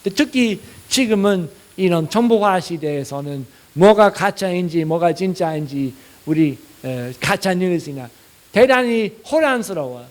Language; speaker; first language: Korean; non-native, fluent; English